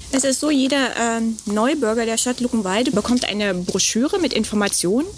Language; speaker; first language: German; native; German